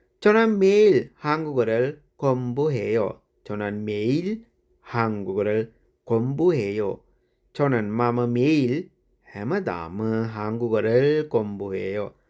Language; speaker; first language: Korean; non-native, fluent; Sinhala